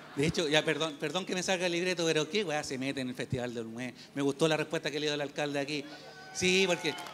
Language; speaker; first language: Spanish; native; Spanish